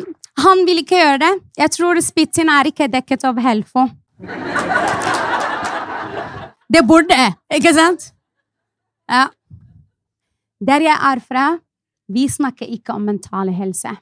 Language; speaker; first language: Norwegian; non-native, fluent; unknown